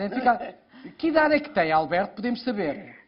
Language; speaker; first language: Portuguese; native; Portuguese